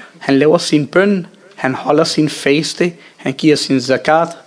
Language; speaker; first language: Danish; early bilingual, other home language; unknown